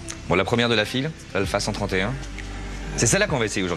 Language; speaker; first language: French; native; French